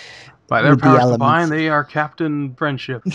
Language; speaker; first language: English; native; English